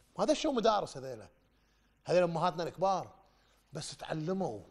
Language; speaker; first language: Arabic; native; Arabic